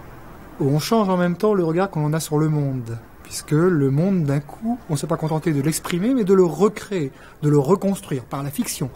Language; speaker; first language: French; native; French